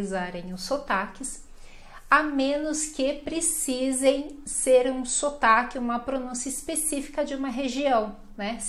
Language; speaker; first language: Portuguese; native; Portuguese